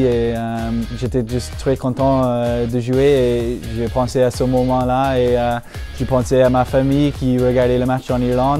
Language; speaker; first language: French; non-native, fluent; English